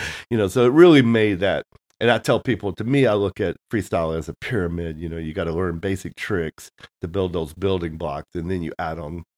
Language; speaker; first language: English; native; English